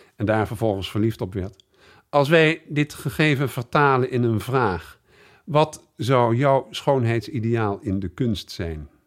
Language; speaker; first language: Dutch; native; Dutch